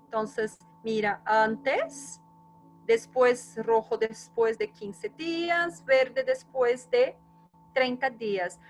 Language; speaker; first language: Spanish; non-native, fluent; Portuguese